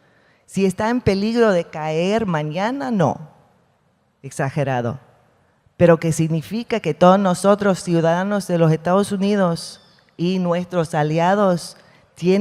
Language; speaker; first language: Spanish; non-native, fluent; English